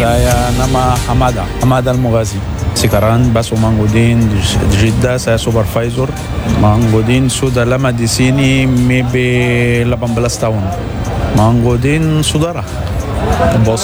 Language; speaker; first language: Indonesian; non-native, learner; Arabic